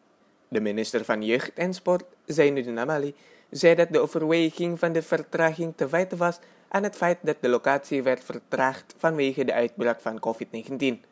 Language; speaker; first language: Dutch; non-native, fluent; Indonesian